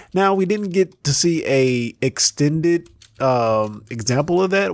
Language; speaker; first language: English; native; English